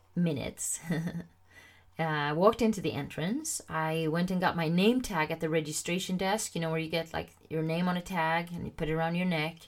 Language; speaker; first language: English; non-native, fluent; Swedish